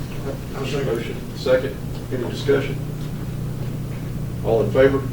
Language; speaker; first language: English; native; English